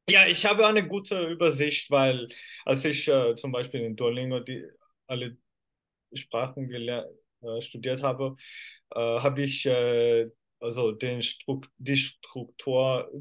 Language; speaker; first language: German; non-native, fluent; Finnish